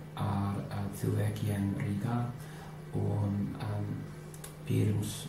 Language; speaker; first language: Latvian; non-native, learner; English